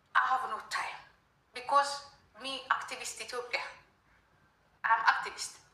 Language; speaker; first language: English; non-native, learner; Amharic